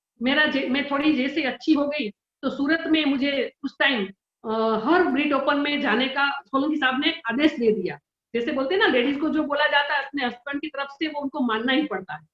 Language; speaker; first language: Hindi; non-native, local second language; Gujarati